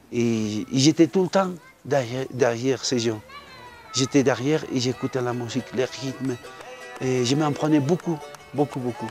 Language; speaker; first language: French; non-native, fluent; Spanish